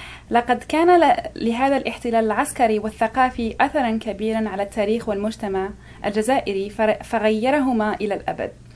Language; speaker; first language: Arabic; native; Arabic